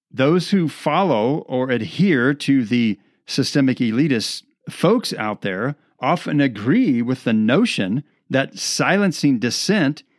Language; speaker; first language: English; native; English